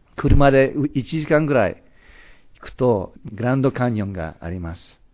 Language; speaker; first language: Japanese; native; Japanese